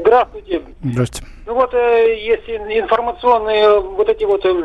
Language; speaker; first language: Russian; native; Russian